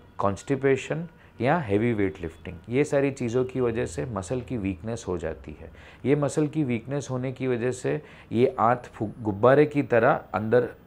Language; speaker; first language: Hindi; non-native, local second language; Gujarati